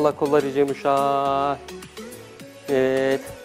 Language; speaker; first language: Turkish; native; Turkish